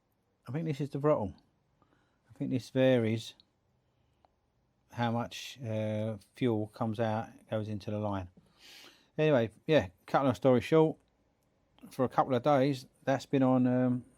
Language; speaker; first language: English; native; English